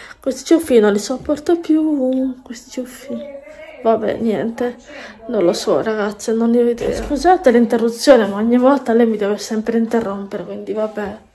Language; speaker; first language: Italian; native; Italian